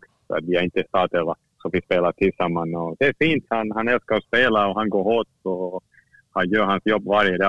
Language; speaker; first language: Swedish; non-native, fluent; Finnish